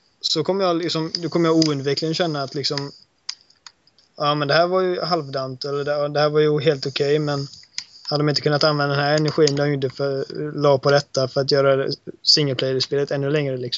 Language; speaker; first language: Swedish; native; Swedish